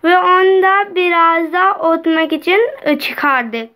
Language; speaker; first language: Turkish; non-native, learner; Urdu